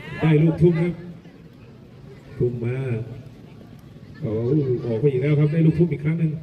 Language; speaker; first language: Thai; native; Thai